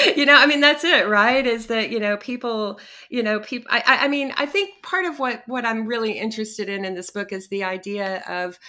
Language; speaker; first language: English; native; English